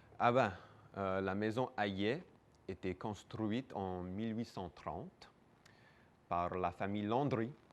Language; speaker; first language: French; non-native, local second language; English